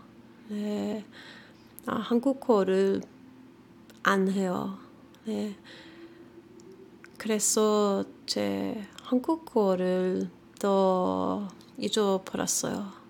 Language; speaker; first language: Korean; non-native, learner; English